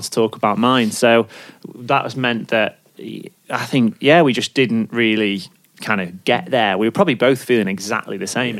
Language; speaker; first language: English; native; English